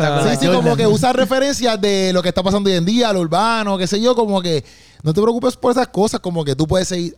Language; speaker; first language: Spanish; native; Spanish